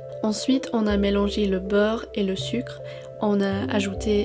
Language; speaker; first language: French; non-native, fluent; English